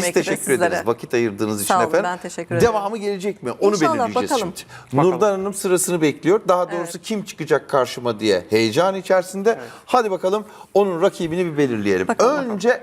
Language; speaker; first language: Turkish; native; Turkish